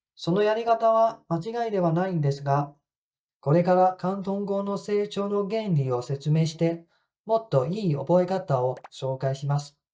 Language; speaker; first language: Japanese; non-native, fluent; Cantonese